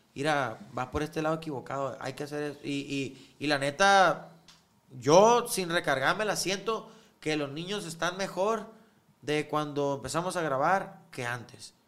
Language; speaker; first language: Spanish; native; Spanish